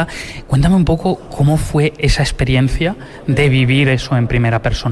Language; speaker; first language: Spanish; native; Spanish